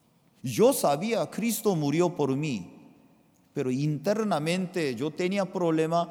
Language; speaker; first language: Spanish; non-native, fluent; Korean